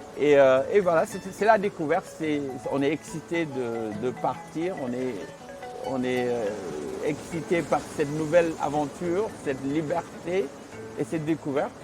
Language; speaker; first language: French; non-native, local second language; Wolof